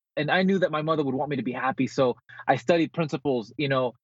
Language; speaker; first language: English; native; English